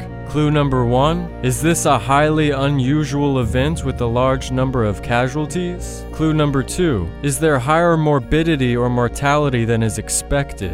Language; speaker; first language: English; native; English